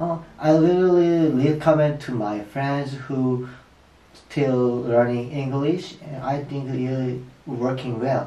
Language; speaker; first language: English; non-native, learner; Korean